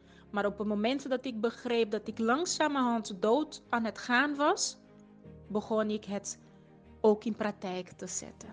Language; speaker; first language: Dutch; non-native, fluent; Portuguese